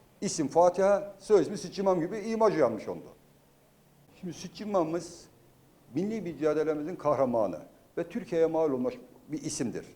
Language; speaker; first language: Turkish; native; Turkish